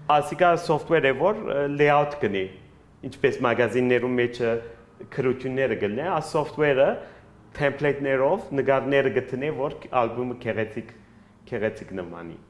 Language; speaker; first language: Armenian; early bilingual, heritage; Armenian